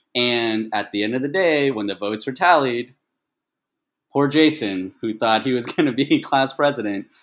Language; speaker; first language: English; early bilingual, other home language; Chinese